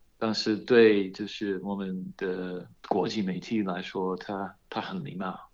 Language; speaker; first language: Chinese; non-native, fluent; English